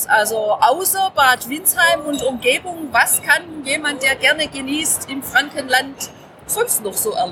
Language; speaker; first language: German; native; German